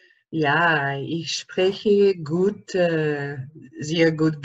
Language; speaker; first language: German; non-native, learner; Greek